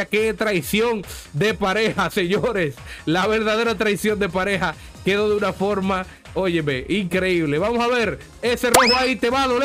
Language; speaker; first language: Spanish; native; Spanish